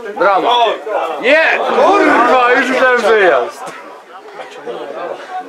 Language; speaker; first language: Polish; native; Polish